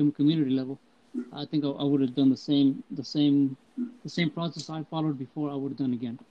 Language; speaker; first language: English; early bilingual, heritage; Spanish